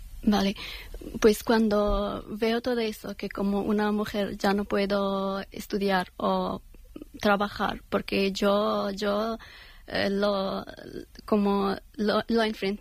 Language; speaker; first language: Spanish; non-native, learner; Persian